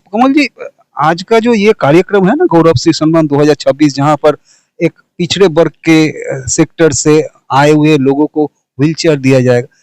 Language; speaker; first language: Hindi; non-native, local second language; Bangla